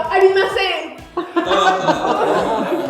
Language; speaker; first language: Japanese; non-native, learner; French